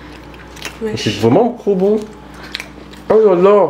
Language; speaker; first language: French; native; French